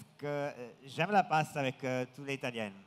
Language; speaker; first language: French; non-native, learner; Italian